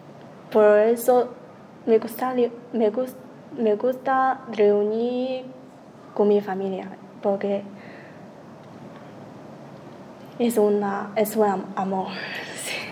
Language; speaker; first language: Spanish; non-native, learner; Chinese